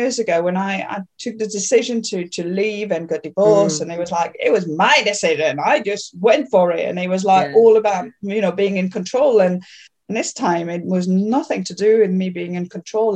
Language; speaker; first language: English; non-native, fluent; French